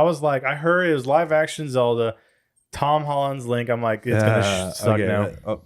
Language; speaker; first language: English; native; English